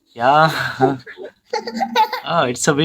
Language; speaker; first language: English; non-native, fluent; Bangla